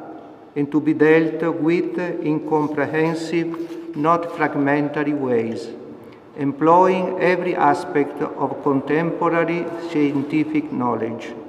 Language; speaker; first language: English; non-native, fluent; Italian